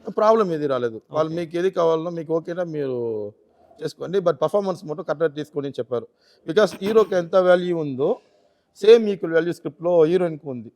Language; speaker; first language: Telugu; native; Telugu